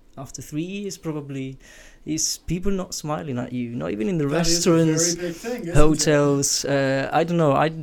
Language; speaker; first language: English; non-native, fluent; Spanish